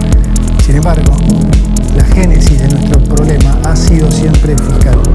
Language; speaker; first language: Spanish; native; Spanish